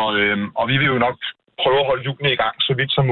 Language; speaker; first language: Danish; native; Danish